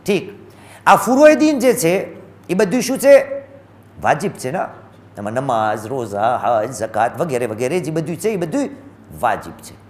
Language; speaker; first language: Gujarati; early bilingual, heritage; Gujarati